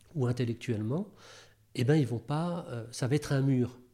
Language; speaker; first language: French; native; French